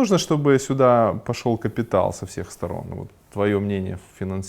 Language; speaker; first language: Russian; native; Russian